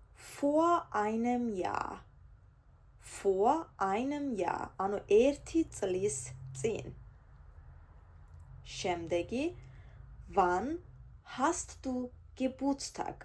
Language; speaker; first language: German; non-native, fluent; Georgian